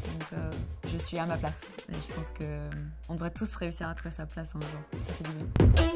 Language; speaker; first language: French; native; French